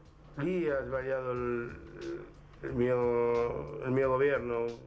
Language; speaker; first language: Italian; non-native, fluent; Spanish